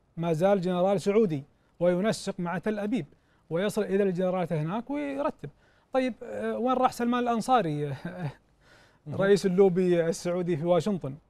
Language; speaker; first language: Arabic; native; Arabic